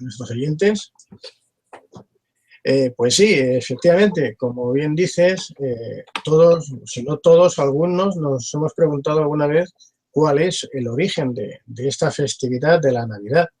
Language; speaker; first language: Spanish; native; Spanish